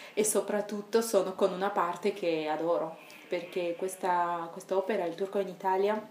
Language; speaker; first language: Italian; non-native, fluent; Georgian